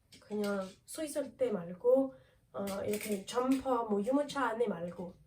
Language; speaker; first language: Korean; non-native, learner; French